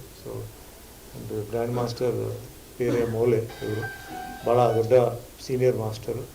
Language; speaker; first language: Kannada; non-native, local second language; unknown